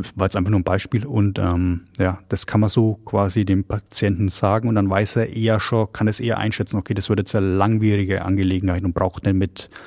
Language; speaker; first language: German; native; German